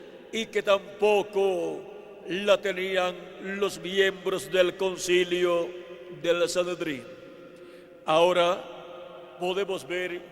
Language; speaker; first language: Spanish; native; Spanish